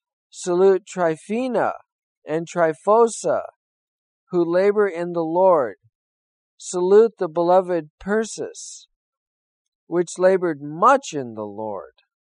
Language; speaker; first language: English; native; English